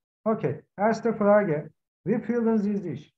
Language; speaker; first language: German; non-native, fluent; Turkish